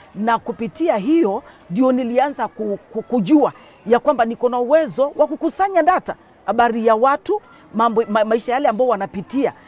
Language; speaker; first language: Swahili; non-native, local second language; Kamba